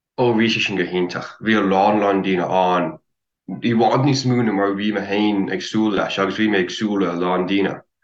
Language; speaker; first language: Irish; non-native, fluent; English